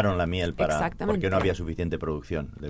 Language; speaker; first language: Spanish; native; Spanish